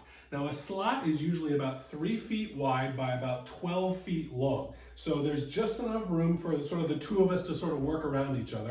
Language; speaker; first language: English; native; English